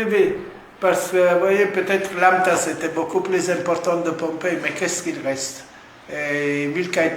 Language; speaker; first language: French; non-native, fluent; Italian